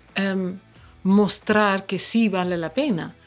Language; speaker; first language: Spanish; non-native, fluent; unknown